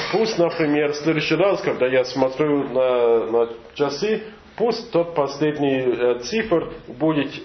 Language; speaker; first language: Russian; non-native, fluent; English